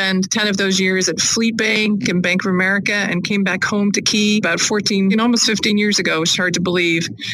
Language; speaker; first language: English; native; English